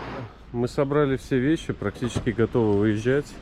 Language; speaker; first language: Russian; native; Russian